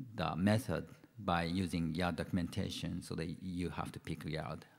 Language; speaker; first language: English; non-native, fluent; Japanese